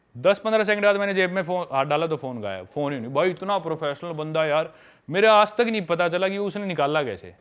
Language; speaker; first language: Hindi; native; Hindi